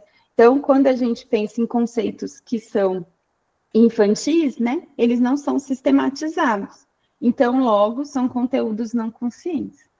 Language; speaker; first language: Portuguese; native; Portuguese